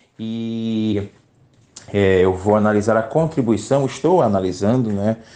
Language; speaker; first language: Portuguese; native; Portuguese